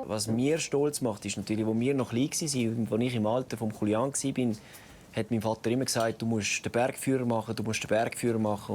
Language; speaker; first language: German; early bilingual, heritage; German